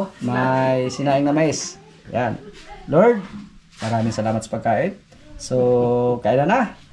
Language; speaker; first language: Filipino; non-native, local second language; Cebuano